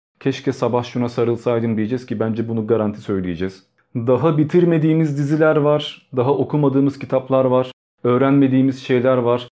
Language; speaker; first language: Turkish; early bilingual, other home language; Albanian